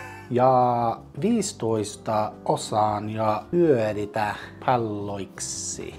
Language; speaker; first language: Finnish; non-native, learner; English